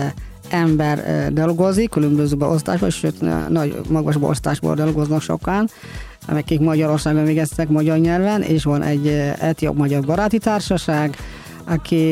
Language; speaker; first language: Hungarian; non-native, fluent; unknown